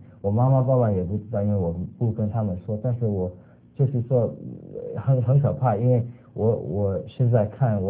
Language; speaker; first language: Chinese; early bilingual, other home language; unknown